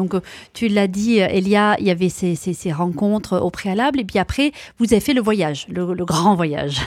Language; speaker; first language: French; native; French